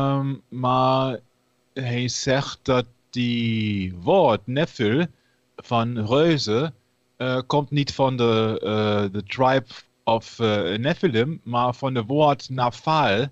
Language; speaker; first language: Dutch; non-native, learner; German